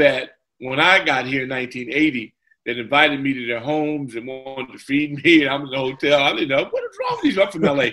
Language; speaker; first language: English; native; English